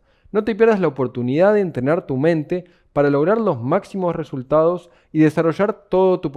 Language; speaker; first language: Spanish; native; Spanish